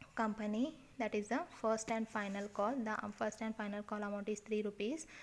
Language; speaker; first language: English; non-native, local second language; Kannada